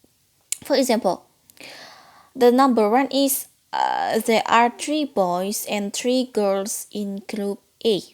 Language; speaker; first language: English; non-native, learner; Indonesian